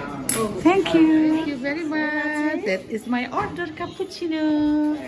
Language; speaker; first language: English; non-native, learner; Indonesian